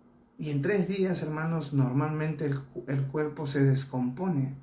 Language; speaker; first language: Spanish; native; Spanish